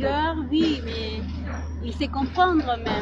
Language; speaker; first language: French; non-native, learner; Spanish